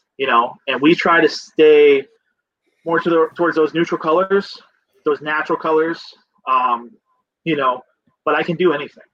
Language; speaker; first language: English; native; English